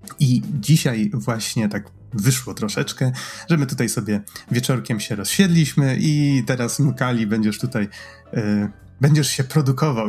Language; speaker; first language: Polish; native; Polish